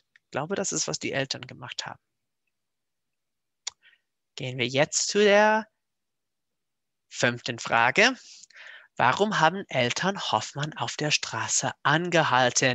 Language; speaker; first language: German; non-native, fluent; English